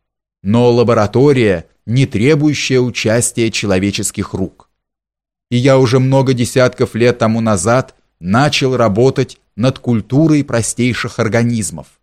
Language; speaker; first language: Russian; native; Russian